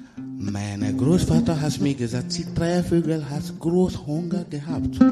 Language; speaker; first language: German; non-native, learner; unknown